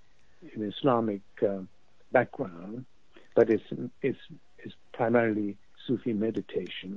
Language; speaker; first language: English; non-native, local second language; Urdu